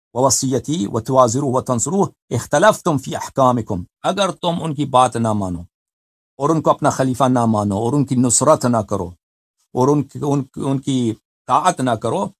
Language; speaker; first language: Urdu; non-native, fluent; Persian